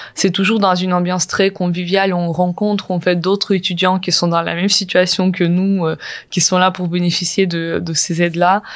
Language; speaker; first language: French; non-native, fluent; Ukrainian